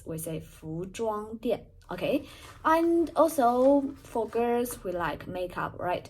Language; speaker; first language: English; non-native, fluent; Chinese